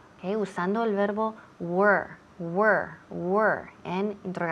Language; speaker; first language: Spanish; non-native, fluent; English